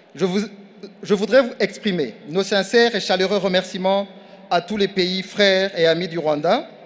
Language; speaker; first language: French; non-native, local second language; Kinyarwanda